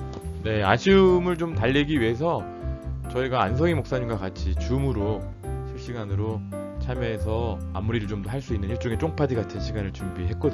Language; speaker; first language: Korean; native; Korean